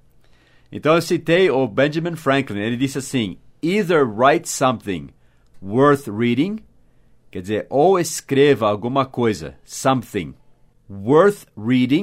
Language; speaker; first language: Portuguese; non-native, fluent; English